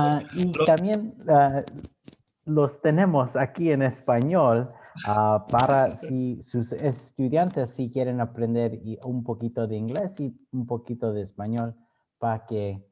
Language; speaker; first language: Spanish; early bilingual, other home language; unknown